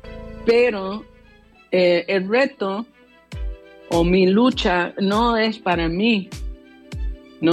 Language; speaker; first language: Spanish; non-native, fluent; English